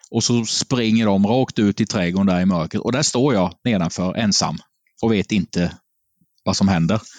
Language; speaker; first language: Swedish; native; Swedish